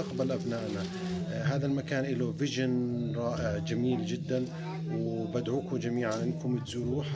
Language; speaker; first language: Arabic; native; Arabic